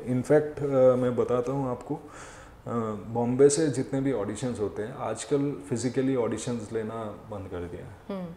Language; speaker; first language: Hindi; non-native, local second language; Assamese